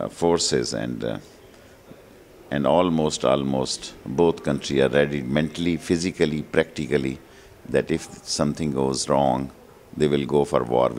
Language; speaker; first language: English; non-native, local second language; Punjabi